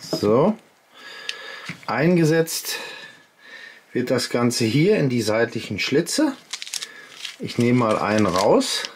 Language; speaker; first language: German; native; German